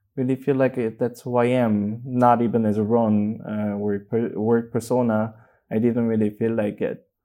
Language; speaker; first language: English; non-native, fluent; Korean